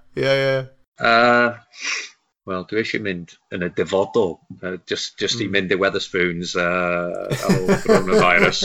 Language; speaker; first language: Welsh; non-native, local second language; English